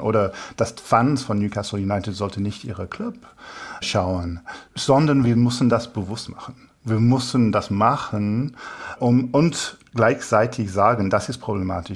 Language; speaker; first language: German; non-native, fluent; English